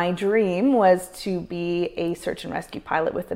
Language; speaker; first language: English; native; English